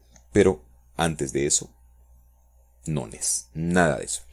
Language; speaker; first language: Spanish; native; Spanish